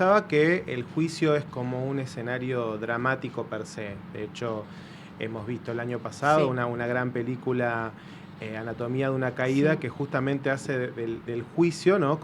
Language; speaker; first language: Spanish; native; Spanish